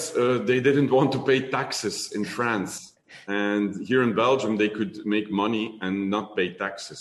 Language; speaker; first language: English; non-native, fluent; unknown